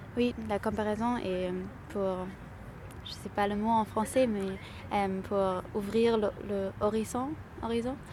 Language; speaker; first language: French; non-native, learner; German